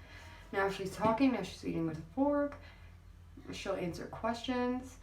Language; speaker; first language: English; native; English